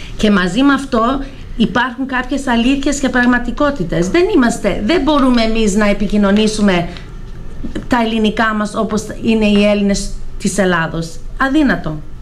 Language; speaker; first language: Greek; early bilingual, heritage; Greek